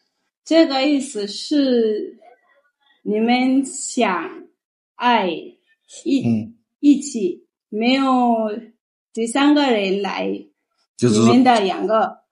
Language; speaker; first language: Chinese; non-native, learner; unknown